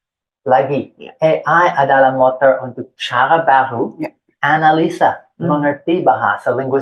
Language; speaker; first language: Indonesian; non-native, fluent; English